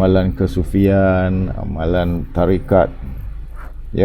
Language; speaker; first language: Malay; native; Malay